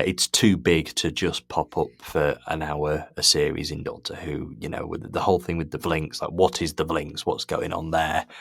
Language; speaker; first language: English; native; English